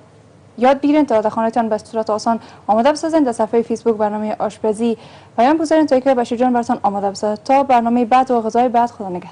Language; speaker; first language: Persian; native; Persian